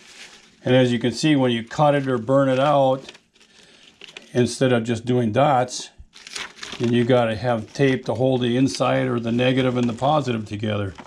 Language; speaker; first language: English; native; English